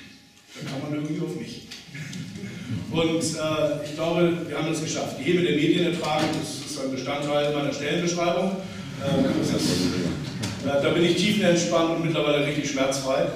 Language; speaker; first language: German; native; German